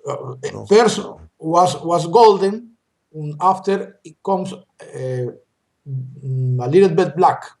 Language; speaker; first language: English; non-native, learner; Spanish